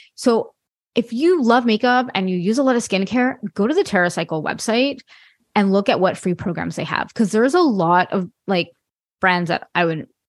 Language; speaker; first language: English; non-native, fluent; French